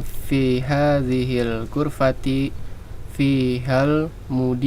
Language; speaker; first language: Arabic; non-native, learner; Indonesian